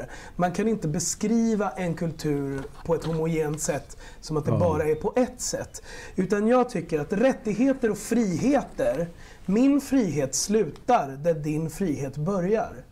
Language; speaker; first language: Swedish; early bilingual, other home language; Spanish